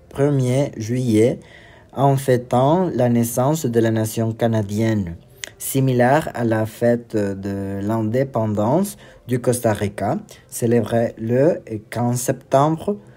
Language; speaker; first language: French; non-native, learner; Spanish